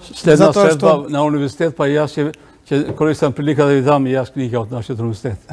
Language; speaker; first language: Macedonian; non-native, local second language; Albanian